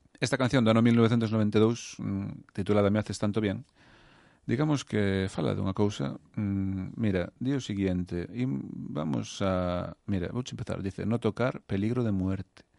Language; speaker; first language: Galician; native; Galician